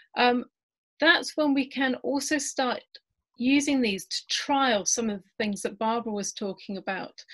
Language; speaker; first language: English; native; English